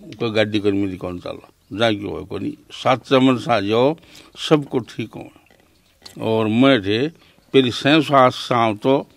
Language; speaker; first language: Hindi; native; Hindi